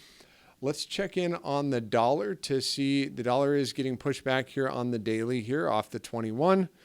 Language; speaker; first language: English; native; English